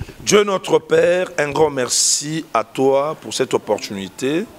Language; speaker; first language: French; non-native, local second language; Lingala